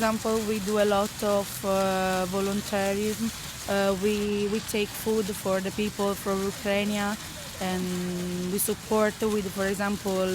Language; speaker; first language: English; non-native, learner; Italian